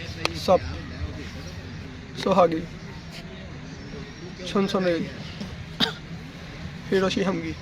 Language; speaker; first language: Korean; non-native, learner; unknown